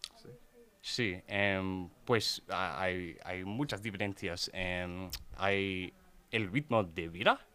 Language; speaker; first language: Spanish; non-native, learner; English